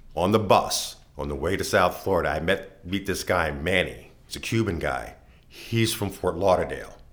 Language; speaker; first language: English; native; English